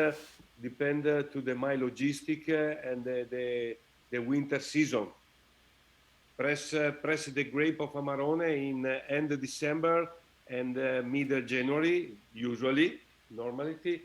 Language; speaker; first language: English; non-native, learner; Italian